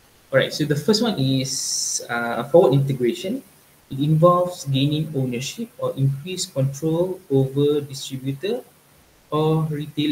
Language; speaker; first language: English; non-native, local second language; Malay